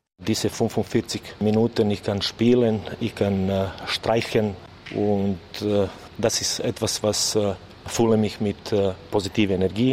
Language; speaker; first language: German; non-native, learner; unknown